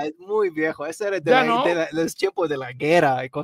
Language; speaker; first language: Spanish; non-native, learner; Arabic